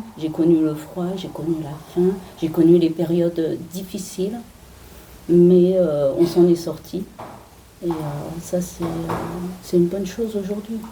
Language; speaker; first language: French; early bilingual, other home language; Korean